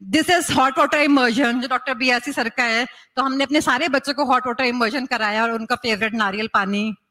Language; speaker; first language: Hindi; native; Hindi